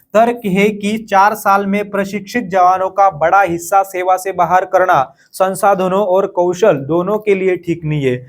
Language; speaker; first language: Hindi; non-native, local second language; Marathi